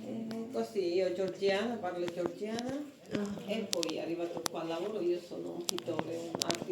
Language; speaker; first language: Italian; non-native, local second language; Georgian